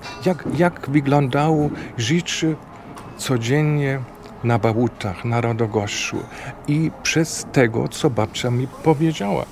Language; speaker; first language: Polish; non-native, fluent; German